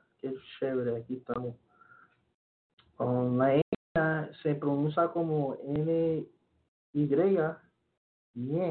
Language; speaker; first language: Spanish; early bilingual, heritage; Spanish